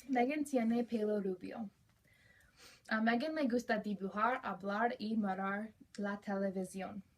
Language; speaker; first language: Spanish; non-native, learner; English